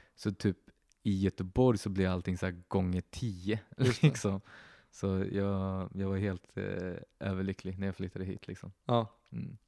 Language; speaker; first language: Swedish; native; Swedish